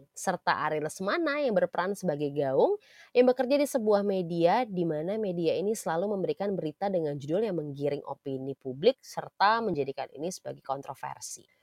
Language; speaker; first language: Indonesian; native; Indonesian